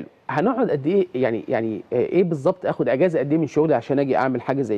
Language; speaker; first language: Arabic; native; Arabic